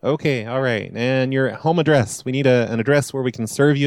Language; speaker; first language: English; native; English